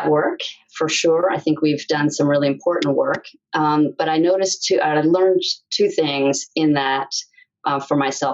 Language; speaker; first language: English; native; English